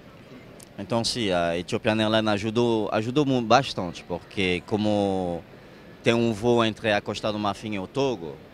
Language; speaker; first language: Portuguese; non-native, fluent; French